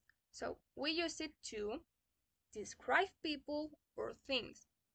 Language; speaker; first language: English; non-native, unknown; Spanish